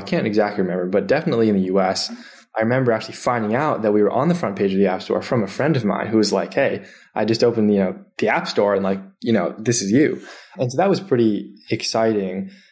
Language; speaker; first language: English; native; English